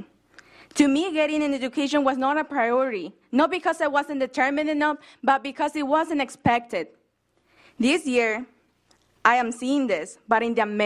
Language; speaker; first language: English; non-native, fluent; Spanish